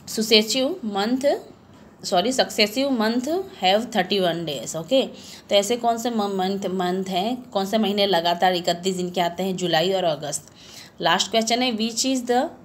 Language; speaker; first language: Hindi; non-native, local second language; Gujarati